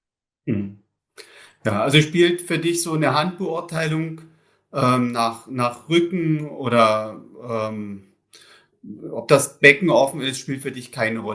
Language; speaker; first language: German; native; German